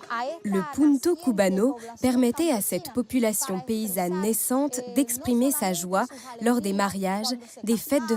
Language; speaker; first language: French; native; French